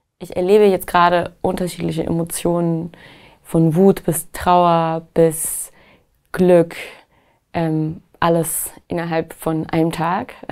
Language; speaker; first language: German; non-native, fluent; Persian